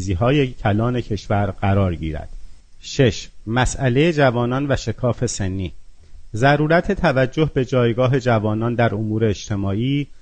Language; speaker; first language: Persian; non-native, local second language; Azerbaijani